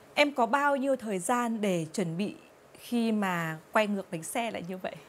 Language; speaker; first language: Vietnamese; native; Vietnamese